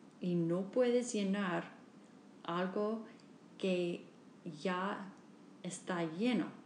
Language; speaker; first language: Spanish; non-native, learner; English